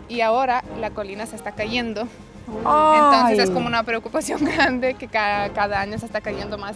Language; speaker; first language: Spanish; non-native, fluent; Lithuanian